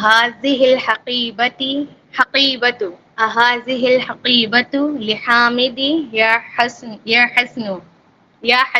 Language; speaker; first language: Arabic; non-native, learner; Urdu